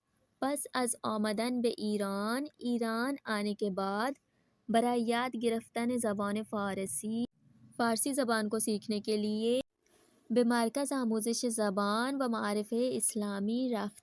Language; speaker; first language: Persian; non-native, fluent; Urdu